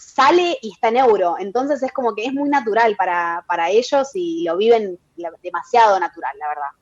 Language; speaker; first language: Spanish; native; Spanish